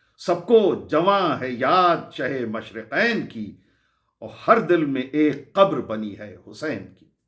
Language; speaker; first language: Urdu; native; Urdu